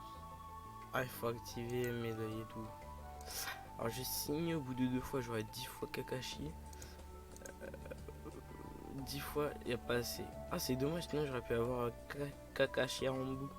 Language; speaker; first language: French; native; French